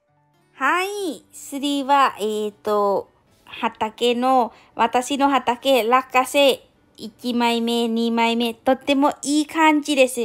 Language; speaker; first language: Japanese; non-native, learner; Lao